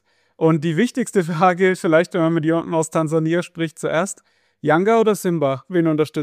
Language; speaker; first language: German; native; German